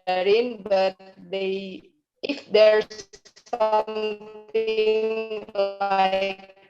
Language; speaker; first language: English; non-native, learner; Indonesian